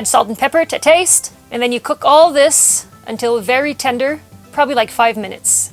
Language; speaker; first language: English; non-native, local second language; French